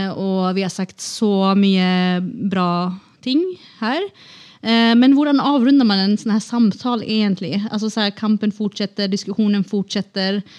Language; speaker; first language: Norwegian; non-native, fluent; Kurdish